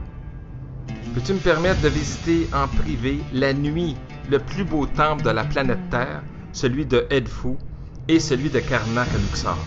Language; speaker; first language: French; native; French